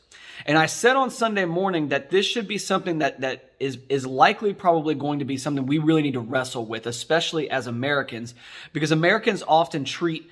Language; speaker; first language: English; native; English